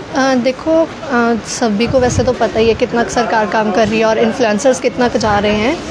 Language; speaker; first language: Hindi; non-native, local second language; Punjabi